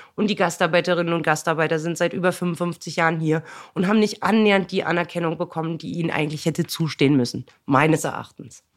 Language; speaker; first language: German; early bilingual, other home language; Turkish